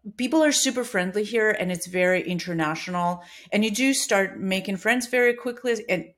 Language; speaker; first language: English; non-native, fluent; Russian